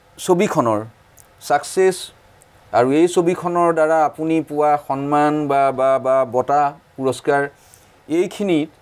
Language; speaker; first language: Assamese; native; Assamese